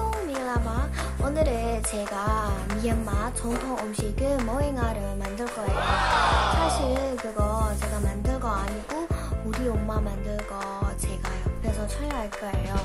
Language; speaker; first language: Korean; non-native, learner; Burmese